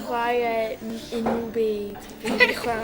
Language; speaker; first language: Welsh; non-native, local second language; English